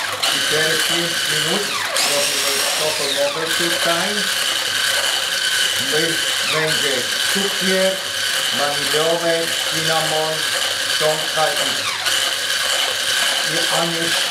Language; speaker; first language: Polish; non-native, learner; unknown